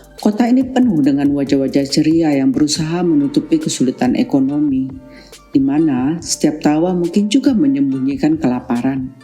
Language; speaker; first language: Indonesian; native; Indonesian